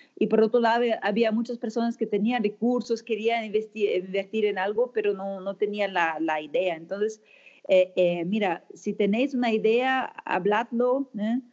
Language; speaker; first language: Spanish; non-native, fluent; German